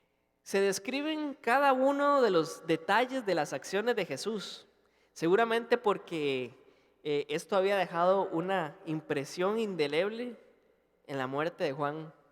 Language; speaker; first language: Spanish; native; Spanish